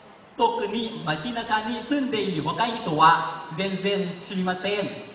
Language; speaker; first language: Japanese; non-native, learner; Lao